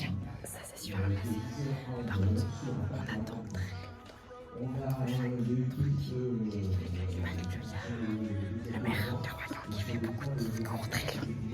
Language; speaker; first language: French; native; French